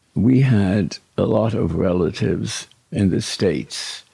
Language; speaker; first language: English; early bilingual, other home language; German